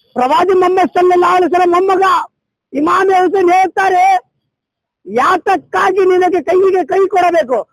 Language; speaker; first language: Kannada; non-native, local second language; Urdu